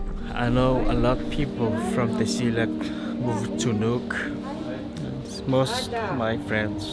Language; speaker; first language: English; non-native, learner; Kalaallisut